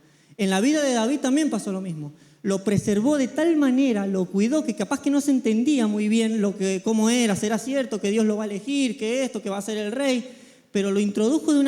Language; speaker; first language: Spanish; native; Spanish